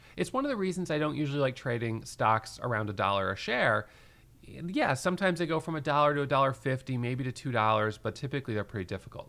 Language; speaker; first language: English; native; English